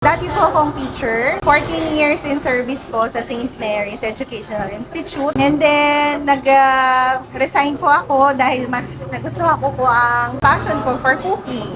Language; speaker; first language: Filipino; native; Filipino